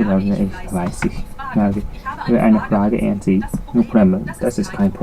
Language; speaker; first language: German; non-native, learner; Japanese